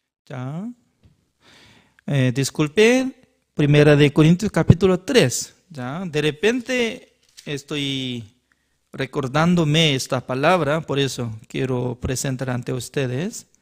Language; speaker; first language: Spanish; non-native, learner; Korean